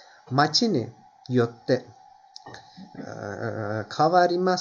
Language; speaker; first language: Japanese; non-native, fluent; Turkish